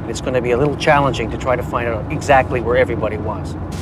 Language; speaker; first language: English; native; English